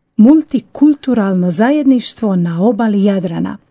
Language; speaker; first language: Croatian; native; Croatian